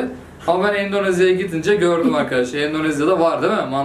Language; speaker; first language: Turkish; native; Turkish